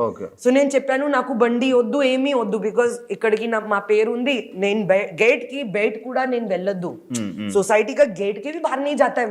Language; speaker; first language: Telugu; non-native, learner; Hindi